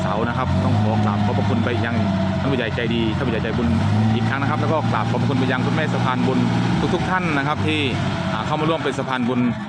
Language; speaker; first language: Thai; non-native, local second language; Northeastern Thai